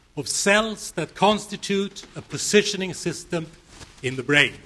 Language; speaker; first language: English; non-native, fluent; Swedish